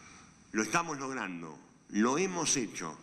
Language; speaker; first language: Spanish; native; Spanish